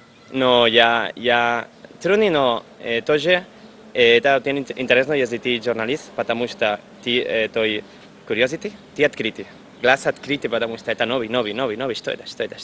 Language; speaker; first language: Russian; non-native, learner; Spanish